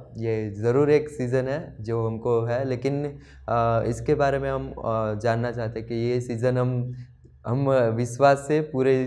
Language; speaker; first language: Hindi; non-native, local second language; Gujarati